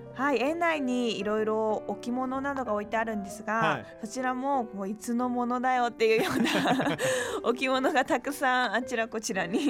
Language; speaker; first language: Japanese; native; Japanese